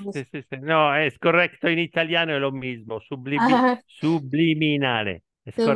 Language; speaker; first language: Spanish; non-native, learner; Italian